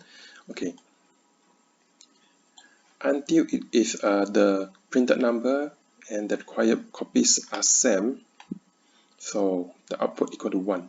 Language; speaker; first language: English; non-native, learner; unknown